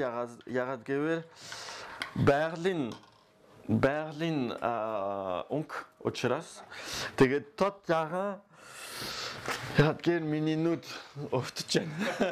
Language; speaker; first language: Mongolian; non-native, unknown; French